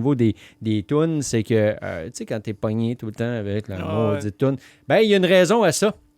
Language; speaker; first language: French; native; French